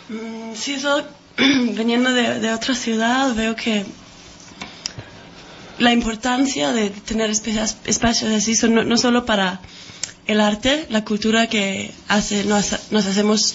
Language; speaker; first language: Spanish; non-native, fluent; Danish